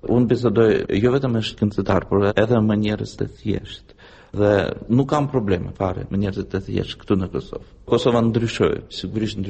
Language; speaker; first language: Albanian; non-native, fluent; Russian